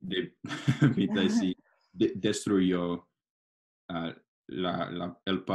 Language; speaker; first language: Spanish; non-native, learner; English